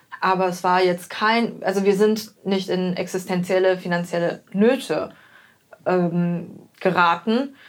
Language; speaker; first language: German; native; German